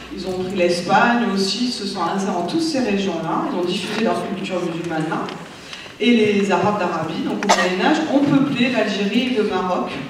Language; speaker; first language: French; native; French